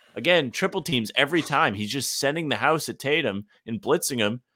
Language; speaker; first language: English; native; English